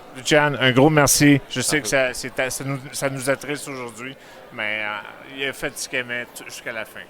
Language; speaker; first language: French; native; French